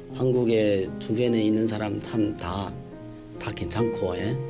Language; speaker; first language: Korean; early bilingual, heritage; Korean